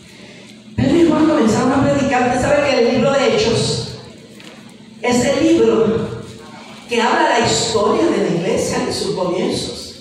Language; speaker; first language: Spanish; native; Spanish